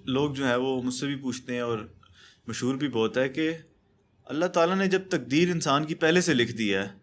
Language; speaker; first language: Urdu; native; Urdu